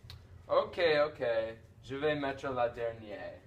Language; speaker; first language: French; non-native, learner; English